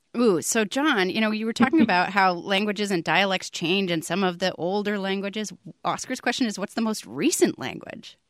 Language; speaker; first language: English; native; English